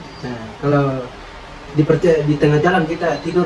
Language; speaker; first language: Indonesian; non-native, local second language; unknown